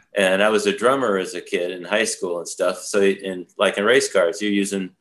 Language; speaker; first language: English; native; English